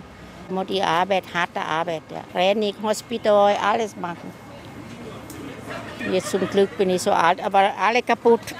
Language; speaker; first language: German; non-native, learner; Thai